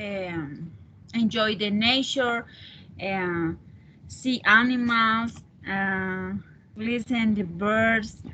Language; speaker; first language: English; non-native, learner; Spanish